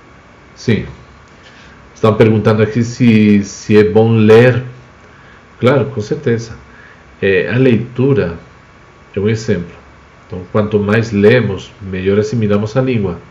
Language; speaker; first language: Portuguese; non-native, fluent; Spanish